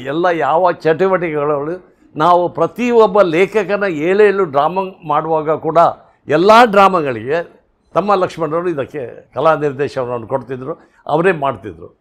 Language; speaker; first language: Kannada; non-native, local second language; Tulu